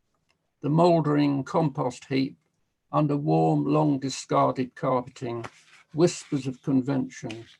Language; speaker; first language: English; native; English